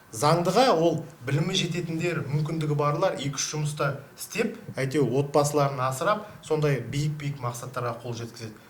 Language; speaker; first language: Kazakh; native; Kazakh